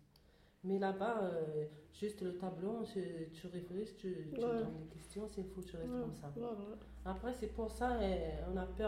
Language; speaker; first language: French; non-native, learner; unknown